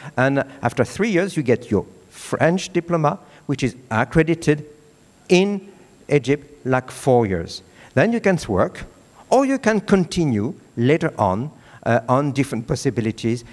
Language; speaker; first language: English; non-native, fluent; French